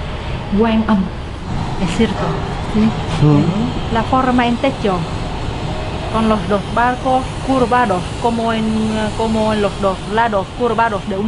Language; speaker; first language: Spanish; non-native, learner; Vietnamese